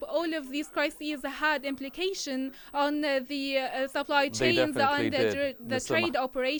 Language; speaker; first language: English; non-native, fluent; Arabic